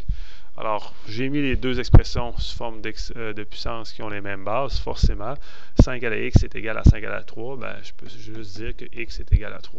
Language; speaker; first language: French; native; French